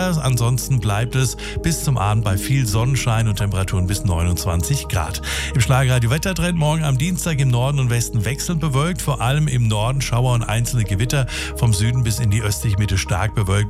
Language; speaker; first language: German; native; German